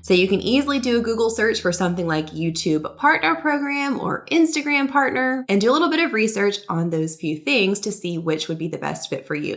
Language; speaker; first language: English; native; English